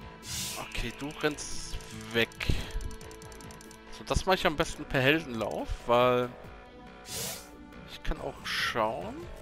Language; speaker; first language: German; native; German